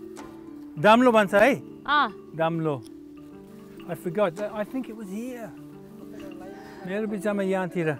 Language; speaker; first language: Nepali; non-native, learner; English